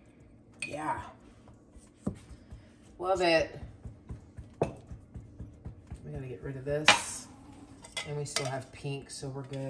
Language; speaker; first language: English; native; English